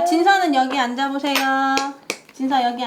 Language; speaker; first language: Korean; native; Korean